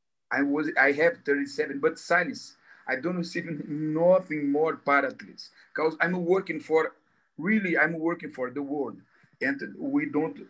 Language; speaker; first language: English; non-native, learner; Portuguese